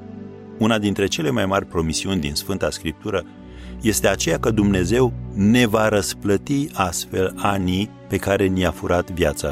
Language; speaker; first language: Romanian; native; Romanian